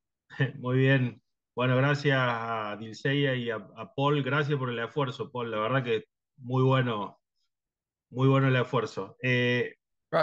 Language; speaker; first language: Spanish; native; Spanish